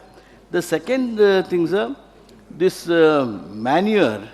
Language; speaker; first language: English; non-native, local second language; Kannada